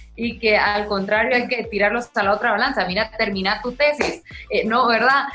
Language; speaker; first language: Spanish; native; Spanish